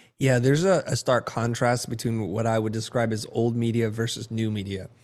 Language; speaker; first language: English; early bilingual, other home language; Vietnamese